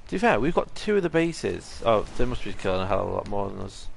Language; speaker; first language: English; native; English